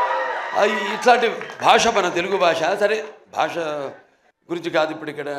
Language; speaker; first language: Telugu; native; Telugu